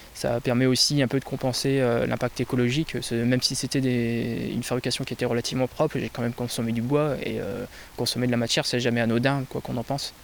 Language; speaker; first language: French; native; French